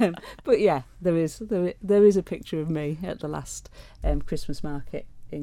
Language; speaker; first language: English; native; English